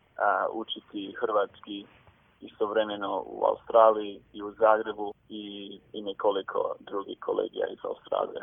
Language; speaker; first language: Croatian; early bilingual, heritage; English